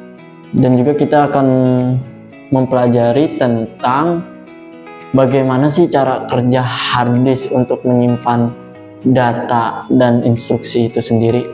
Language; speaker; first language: Indonesian; native; Indonesian